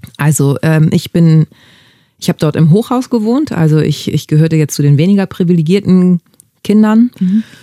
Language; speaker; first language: German; early bilingual, other home language; Greek